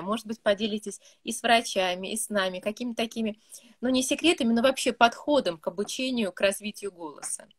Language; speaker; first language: Russian; native; Russian